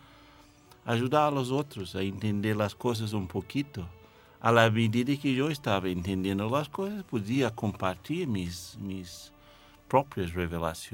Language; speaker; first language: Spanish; non-native, fluent; English